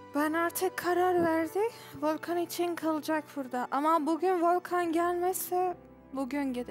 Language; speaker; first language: Turkish; non-native, learner; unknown